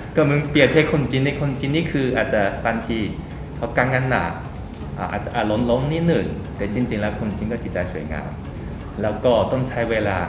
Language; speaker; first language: Thai; non-native, learner; Chinese